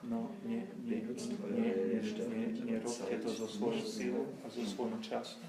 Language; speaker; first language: Slovak; non-native, learner; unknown